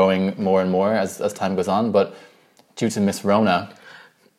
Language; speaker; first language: English; native; English